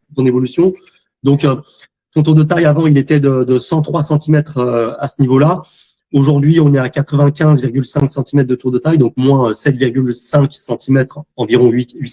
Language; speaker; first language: French; native; French